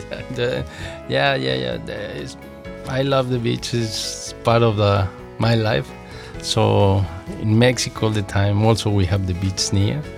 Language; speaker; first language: English; non-native, learner; Spanish